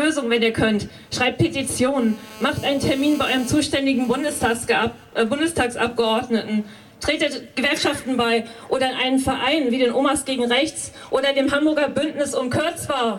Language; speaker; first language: German; native; German